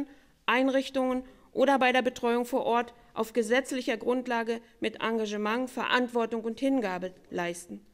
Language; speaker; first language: German; native; German